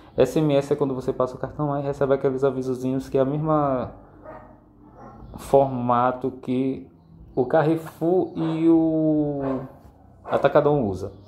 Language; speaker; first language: Portuguese; native; Portuguese